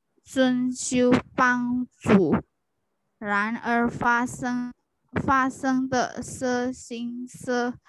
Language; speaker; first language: Chinese; non-native, learner; Indonesian